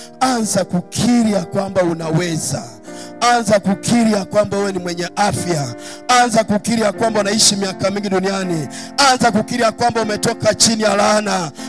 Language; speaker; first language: Swahili; non-native, local second language; Luyia